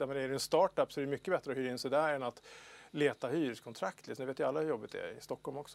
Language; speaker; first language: Swedish; native; Swedish